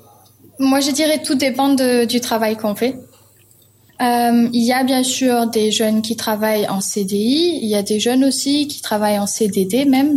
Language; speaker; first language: French; non-native, fluent; German